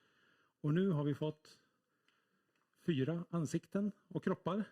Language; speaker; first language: Swedish; native; Swedish